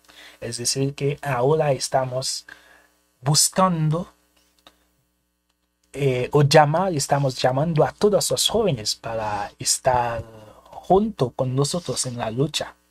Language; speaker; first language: Spanish; non-native, fluent; Haitian Creole